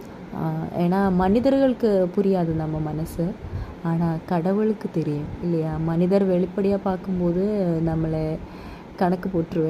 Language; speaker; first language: Tamil; non-native, learner; Malayalam